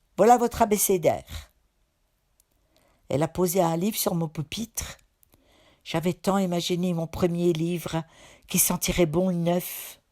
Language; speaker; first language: French; native; French